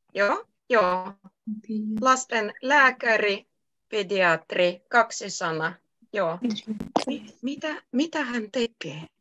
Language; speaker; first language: Finnish; native; Finnish